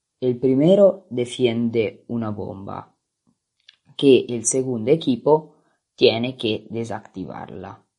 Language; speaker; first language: Spanish; non-native, learner; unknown